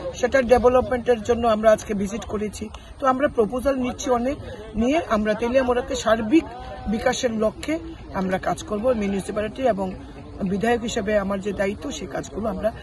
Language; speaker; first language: Bangla; native; Bangla